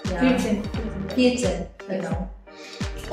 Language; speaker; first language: German; non-native, learner; Portuguese